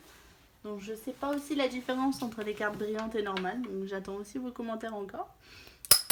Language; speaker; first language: French; native; French